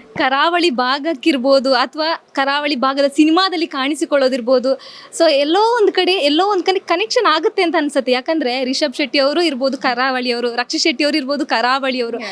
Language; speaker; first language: Kannada; native; Kannada